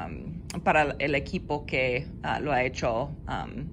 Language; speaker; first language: Spanish; non-native, fluent; English